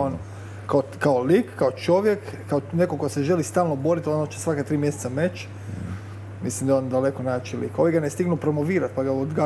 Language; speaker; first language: Croatian; native; Croatian